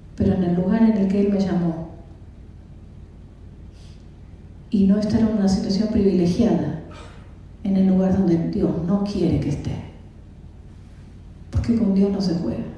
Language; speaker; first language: Spanish; native; Spanish